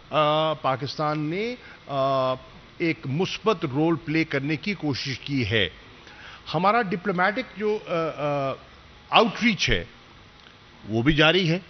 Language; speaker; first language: Urdu; non-native, local second language; Saraiki